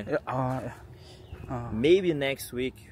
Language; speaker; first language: English; non-native, learner; Portuguese